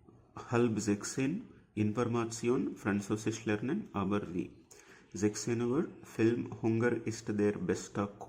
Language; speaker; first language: German; non-native, fluent; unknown